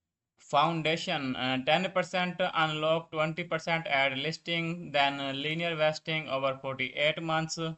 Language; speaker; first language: English; non-native, learner; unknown